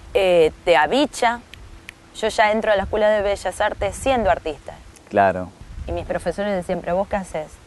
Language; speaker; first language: Spanish; native; Spanish